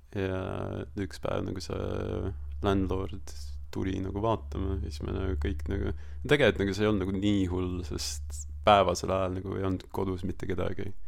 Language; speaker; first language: Estonian; early bilingual, other home language; Russian